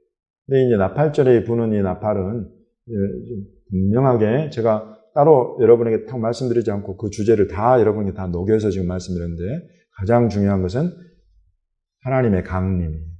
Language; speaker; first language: Korean; native; Korean